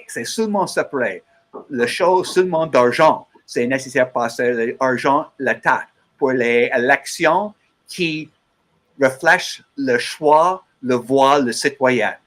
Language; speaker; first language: French; non-native, learner; English